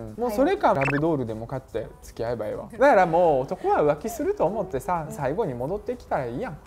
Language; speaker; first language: Japanese; early bilingual, other home language; Russian